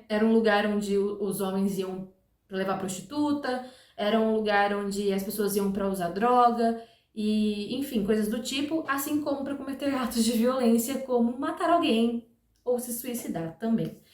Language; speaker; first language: Portuguese; native; Portuguese